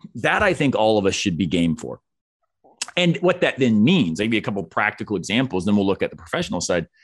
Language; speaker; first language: English; native; English